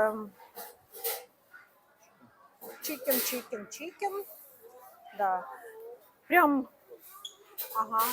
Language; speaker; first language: Russian; native; Russian